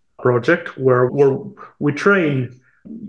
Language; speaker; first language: English; non-native, fluent; Spanish